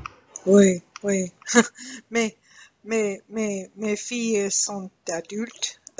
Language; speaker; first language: French; non-native, learner; English